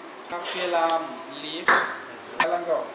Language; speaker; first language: English; non-native, learner; Thai